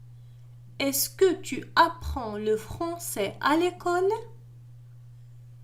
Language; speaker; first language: French; non-native, local second language; Arabic